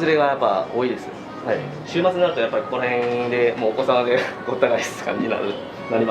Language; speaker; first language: Japanese; native; Japanese